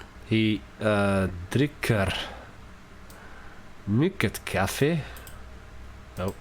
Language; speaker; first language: Swedish; non-native, learner; English